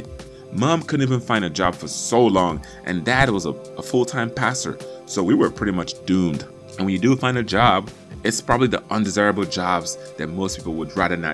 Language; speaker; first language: English; non-native, local second language; Igbo